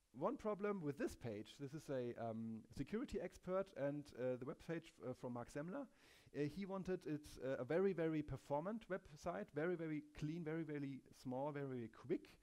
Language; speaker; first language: English; non-native, fluent; German